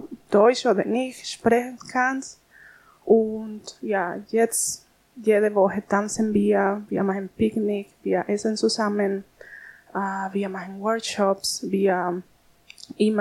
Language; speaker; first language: German; non-native, learner; Spanish